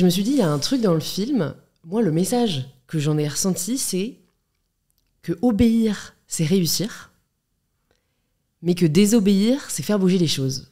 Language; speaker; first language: French; native; French